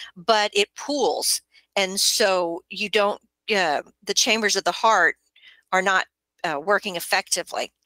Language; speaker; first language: English; native; English